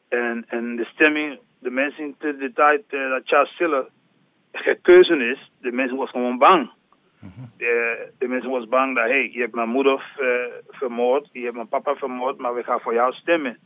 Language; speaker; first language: Dutch; non-native, learner; English